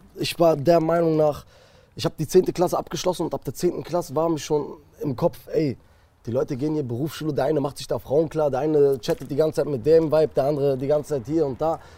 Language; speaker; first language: German; early bilingual, other home language; Kurdish